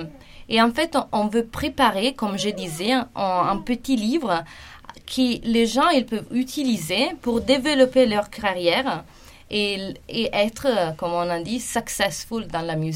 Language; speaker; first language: French; non-native, fluent; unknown